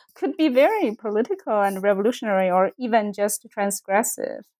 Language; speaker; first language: English; non-native, fluent; Chinese